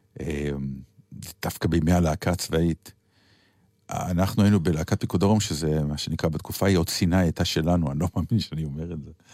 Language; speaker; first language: Hebrew; native; Hebrew